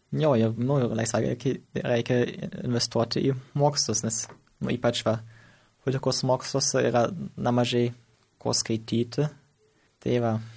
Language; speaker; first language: Lithuanian; early bilingual, heritage; Lithuanian